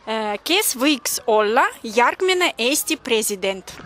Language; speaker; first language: Estonian; non-native, local second language; Russian